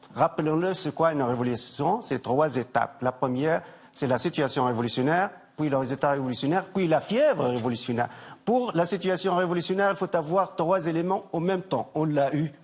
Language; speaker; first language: French; non-native, local second language; Arabic